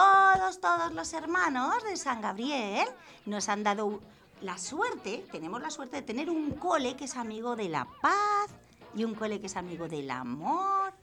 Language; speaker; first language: Spanish; native; Spanish